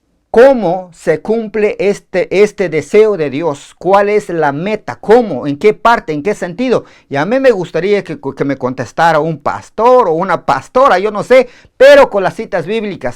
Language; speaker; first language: Spanish; native; Spanish